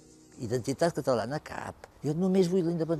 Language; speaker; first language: Catalan; native; Catalan